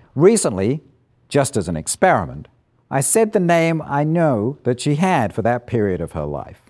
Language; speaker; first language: English; native; English